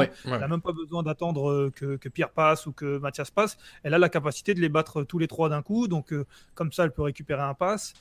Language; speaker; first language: French; native; French